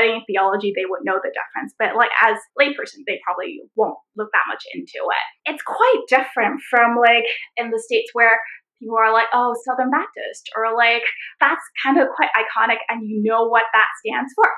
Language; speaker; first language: English; non-native, local second language; Cantonese